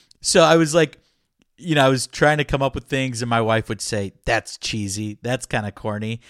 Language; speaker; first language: English; early bilingual, other home language; Spanish